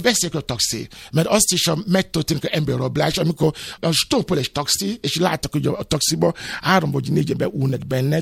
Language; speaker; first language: Hungarian; non-native, fluent; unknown